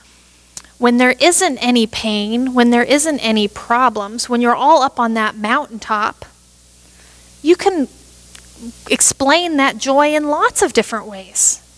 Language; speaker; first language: English; native; English